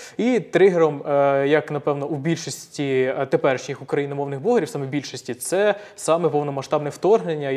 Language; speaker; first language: Ukrainian; native; Ukrainian